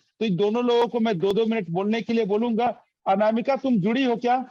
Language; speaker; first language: Hindi; native; Hindi